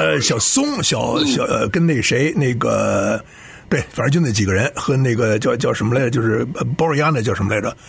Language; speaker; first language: Chinese; native; Chinese